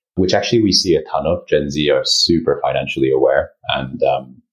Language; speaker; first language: English; early bilingual, other home language; Japanese